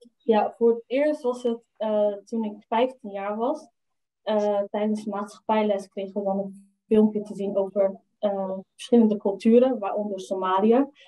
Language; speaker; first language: Dutch; early bilingual, other home language; Somali